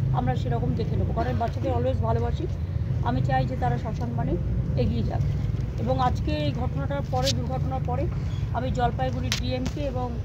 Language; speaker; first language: Bangla; native; Bangla